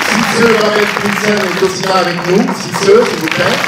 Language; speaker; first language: French; native; French